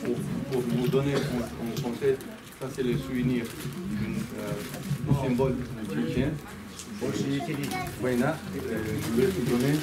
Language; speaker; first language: French; non-native, fluent; Chechen